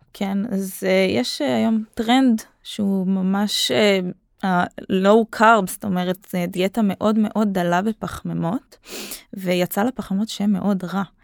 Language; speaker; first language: Hebrew; native; Hebrew